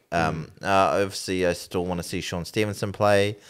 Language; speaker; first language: English; native; English